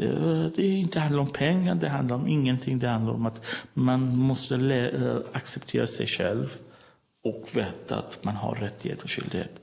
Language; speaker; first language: Swedish; non-native, learner; Persian